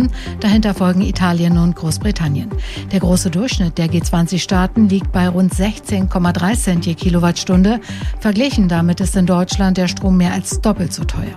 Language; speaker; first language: German; native; German